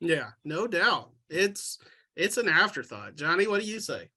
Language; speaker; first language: English; native; English